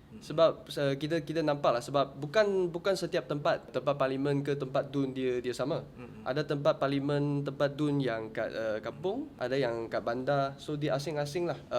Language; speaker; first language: Malay; non-native, local second language; Chinese